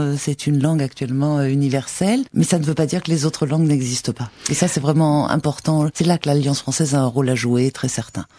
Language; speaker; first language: French; native; French